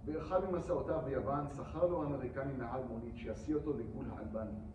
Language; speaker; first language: Hebrew; non-native, learner; English